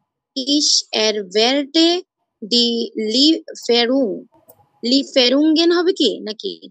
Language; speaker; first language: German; non-native, learner; Bangla